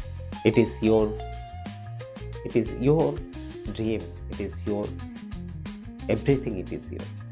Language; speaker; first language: English; non-native, learner; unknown